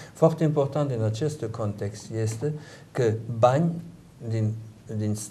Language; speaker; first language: Romanian; non-native, learner; German